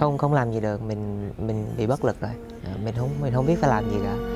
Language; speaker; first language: Vietnamese; early bilingual, heritage; Vietnamese